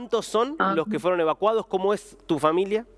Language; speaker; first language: Spanish; native; Spanish